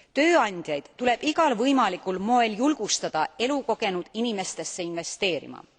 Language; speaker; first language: Estonian; native; Estonian